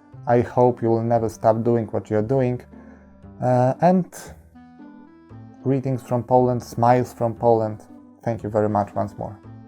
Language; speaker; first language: English; non-native, fluent; Polish